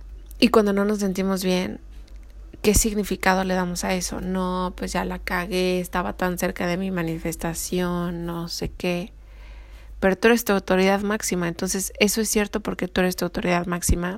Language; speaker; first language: Spanish; native; Spanish